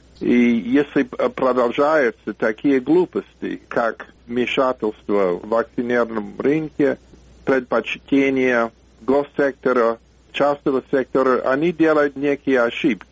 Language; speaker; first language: Russian; non-native, fluent; English